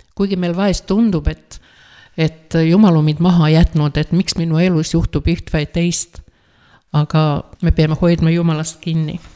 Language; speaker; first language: Estonian; non-native, fluent; Latvian